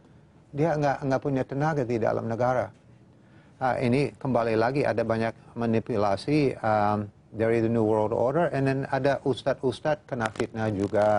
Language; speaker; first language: Indonesian; non-native, fluent; English